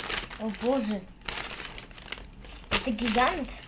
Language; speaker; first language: Russian; early bilingual, heritage; Hebrew